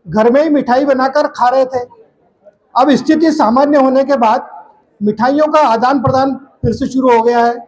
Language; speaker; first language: Hindi; non-native, local second language; Marathi